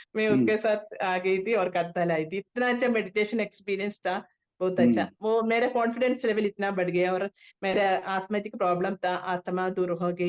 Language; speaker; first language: Hindi; non-native, local second language; Malayalam